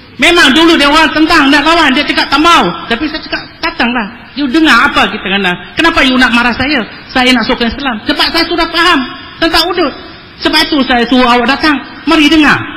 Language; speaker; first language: Malay; non-native, local second language; Tamil